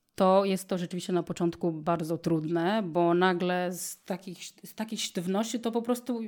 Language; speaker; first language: Polish; non-native, fluent; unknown